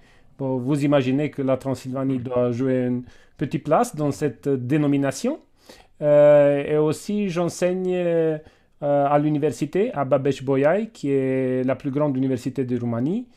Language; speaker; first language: French; non-native, fluent; Romanian